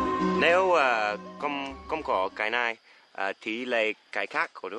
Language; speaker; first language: Vietnamese; non-native, learner; English